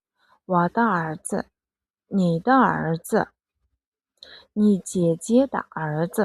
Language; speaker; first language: Chinese; non-native, fluent; Mongolian